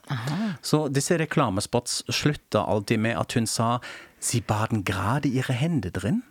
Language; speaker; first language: Norwegian; non-native, fluent; German